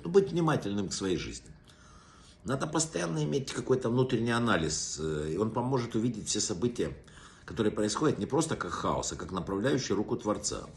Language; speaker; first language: Russian; native; Russian